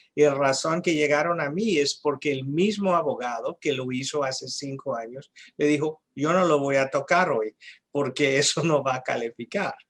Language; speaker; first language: Spanish; non-native, fluent; English